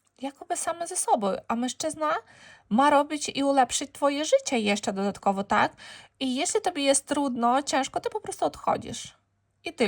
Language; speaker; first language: Polish; non-native, fluent; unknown